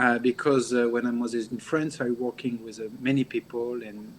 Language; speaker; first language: English; non-native, learner; French